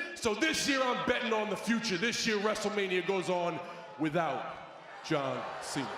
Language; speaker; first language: English; native; English